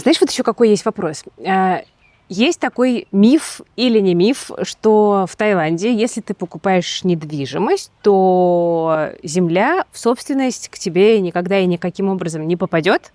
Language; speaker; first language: Russian; native; Russian